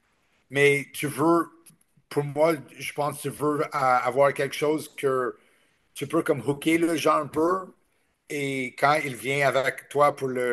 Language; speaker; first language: French; non-native, local second language; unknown